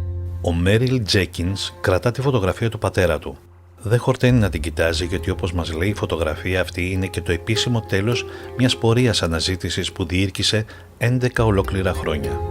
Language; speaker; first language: Greek; native; Greek